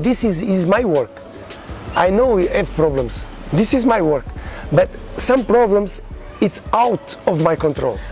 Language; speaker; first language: English; non-native, learner; Portuguese